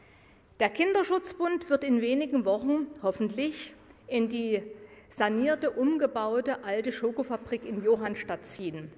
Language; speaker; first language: German; native; German